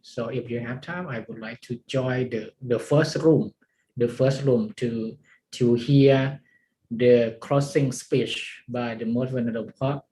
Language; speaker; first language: English; non-native, learner; Thai